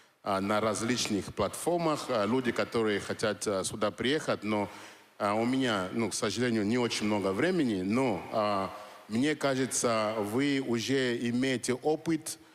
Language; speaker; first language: Russian; non-native, fluent; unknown